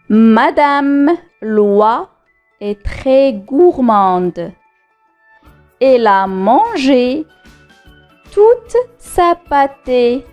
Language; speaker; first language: French; non-native, local second language; Arabic